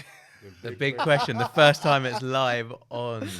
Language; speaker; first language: English; native; English